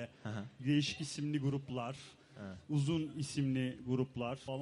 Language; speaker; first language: Turkish; native; Turkish